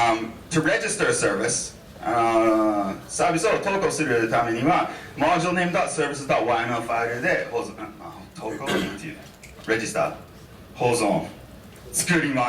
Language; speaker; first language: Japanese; non-native, fluent; English